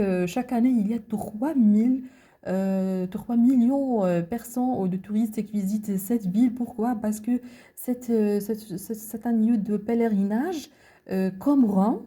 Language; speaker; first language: French; non-native, learner; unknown